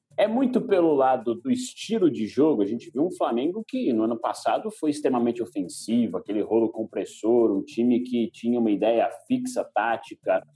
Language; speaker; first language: Portuguese; native; Portuguese